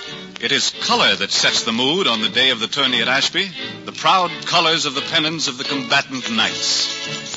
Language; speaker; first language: English; native; English